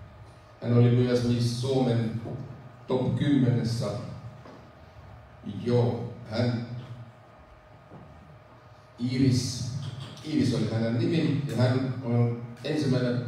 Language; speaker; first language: Finnish; non-native, fluent; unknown